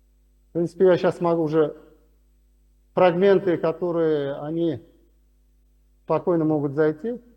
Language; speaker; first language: Russian; non-native, local second language; Uzbek